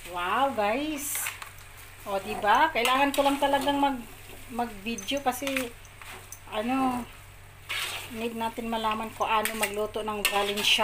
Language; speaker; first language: Filipino; non-native, local second language; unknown